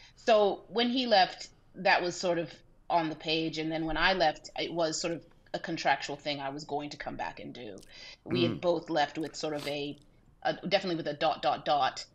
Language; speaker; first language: English; native; English